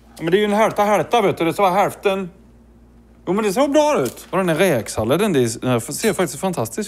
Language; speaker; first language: Swedish; native; Swedish